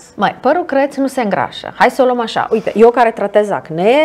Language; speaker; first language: Romanian; non-native, fluent; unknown